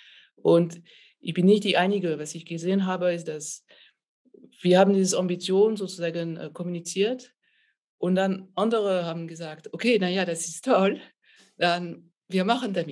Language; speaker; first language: German; non-native, fluent; French